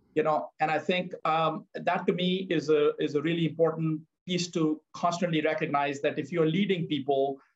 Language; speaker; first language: English; non-native, local second language; Punjabi